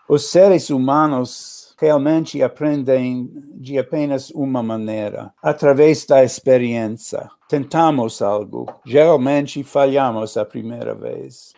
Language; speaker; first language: Portuguese; non-native, learner; English